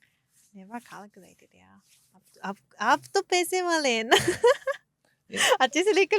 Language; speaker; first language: Hindi; non-native, fluent; Japanese